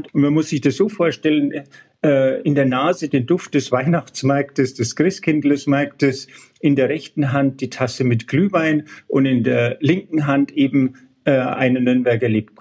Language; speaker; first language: German; native; German